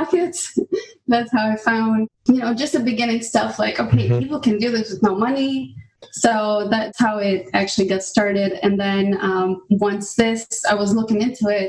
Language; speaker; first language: English; non-native, fluent; Albanian